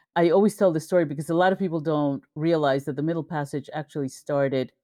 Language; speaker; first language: English; early bilingual, other home language; Spanish